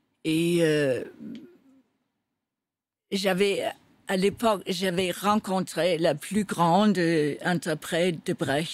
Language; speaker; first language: French; non-native, fluent; Danish